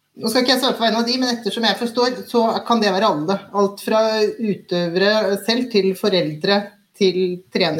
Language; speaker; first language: Norwegian; native; Norwegian